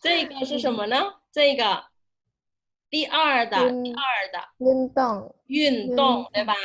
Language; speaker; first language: Chinese; non-native, fluent; Indonesian